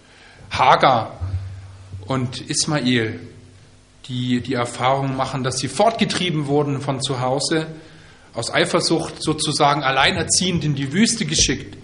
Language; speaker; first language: German; native; German